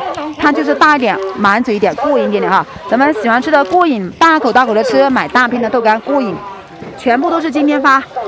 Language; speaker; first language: Chinese; native; Chinese